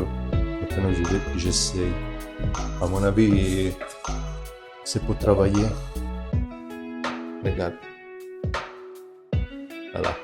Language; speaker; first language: French; non-native, fluent; Italian